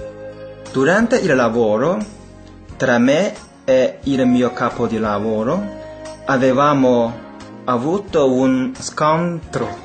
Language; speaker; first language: Italian; non-native, fluent; Chinese